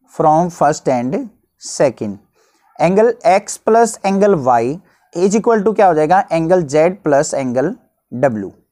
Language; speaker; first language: Hindi; native; Hindi